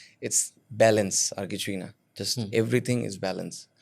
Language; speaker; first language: English; non-native, local second language; Bangla